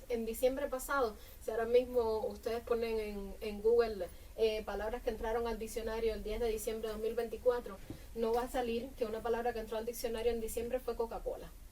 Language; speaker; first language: Spanish; native; Spanish